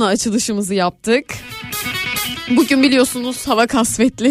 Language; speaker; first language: Turkish; native; Turkish